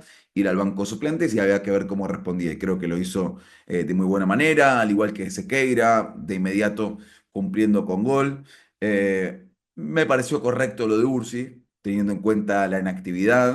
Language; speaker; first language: Spanish; native; Spanish